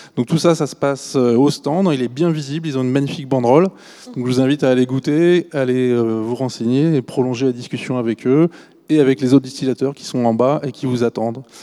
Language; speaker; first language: French; native; French